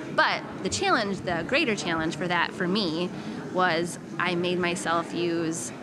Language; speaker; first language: English; native; English